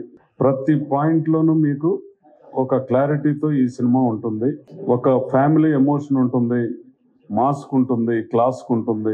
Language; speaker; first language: Telugu; native; Telugu